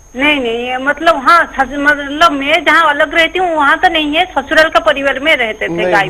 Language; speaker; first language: Hindi; non-native, local second language; Odia